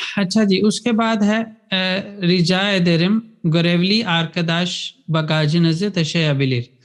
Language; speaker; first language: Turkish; non-native, fluent; Urdu